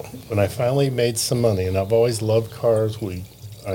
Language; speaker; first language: English; native; English